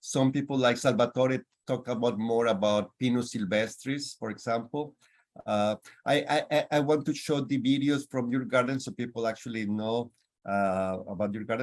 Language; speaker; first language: English; non-native, fluent; Spanish